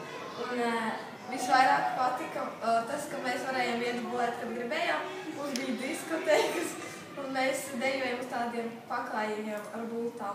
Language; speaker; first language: Latvian; non-native, local second language; Russian